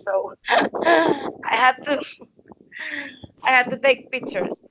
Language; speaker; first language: English; non-native, learner; Spanish